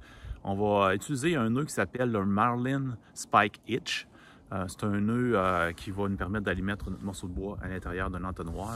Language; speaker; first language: French; native; French